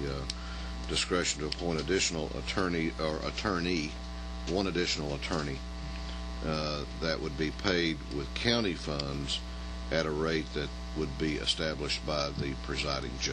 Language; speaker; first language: English; native; English